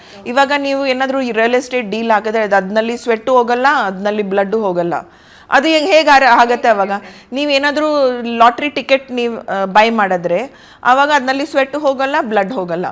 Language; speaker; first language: Kannada; non-native, local second language; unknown